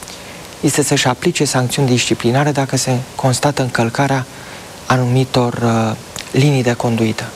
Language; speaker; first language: Romanian; native; Romanian